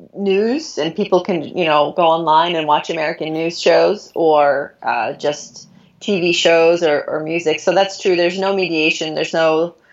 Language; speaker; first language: English; non-native, fluent; Norwegian